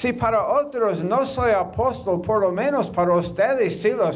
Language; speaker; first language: Spanish; non-native, fluent; English